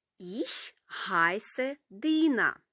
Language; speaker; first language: German; non-native, fluent; Ukrainian